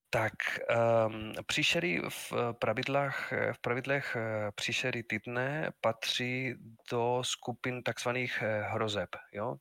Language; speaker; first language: Czech; non-native, fluent; Spanish